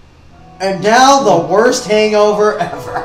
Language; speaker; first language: English; native; English